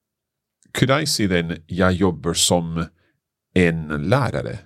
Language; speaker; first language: Swedish; non-native, learner; English